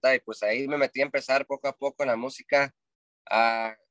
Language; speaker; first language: Spanish; early bilingual, heritage; Spanish